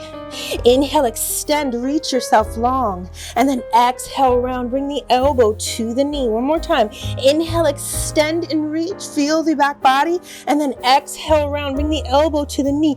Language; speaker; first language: English; native; English